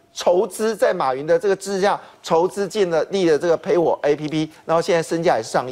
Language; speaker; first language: Chinese; native; Chinese